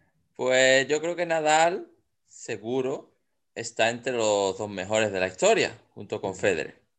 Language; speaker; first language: Spanish; native; Spanish